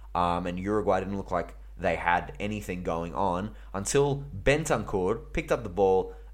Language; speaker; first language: English; early bilingual, other home language; Greek